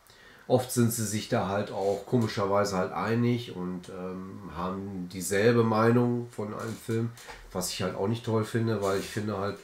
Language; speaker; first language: German; native; German